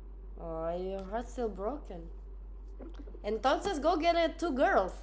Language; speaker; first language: English; non-native, learner; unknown